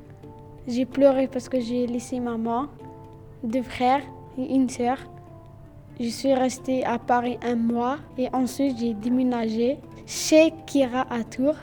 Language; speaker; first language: French; non-native, learner; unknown